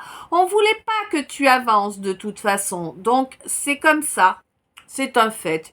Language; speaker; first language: French; native; French